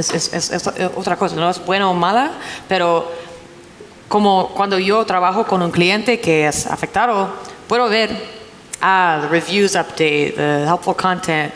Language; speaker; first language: Spanish; non-native, fluent; English